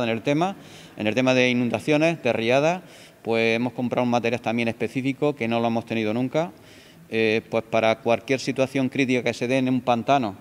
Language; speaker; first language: Spanish; native; Spanish